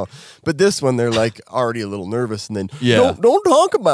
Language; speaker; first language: English; native; English